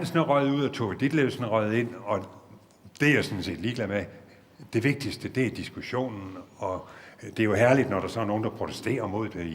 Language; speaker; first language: Danish; native; Danish